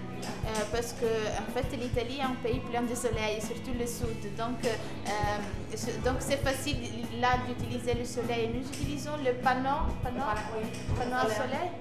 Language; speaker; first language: French; non-native, learner; Italian